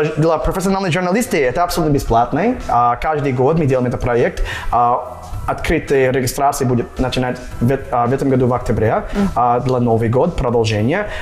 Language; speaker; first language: Russian; non-native, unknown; English